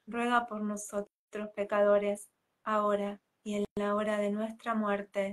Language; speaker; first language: Spanish; native; Spanish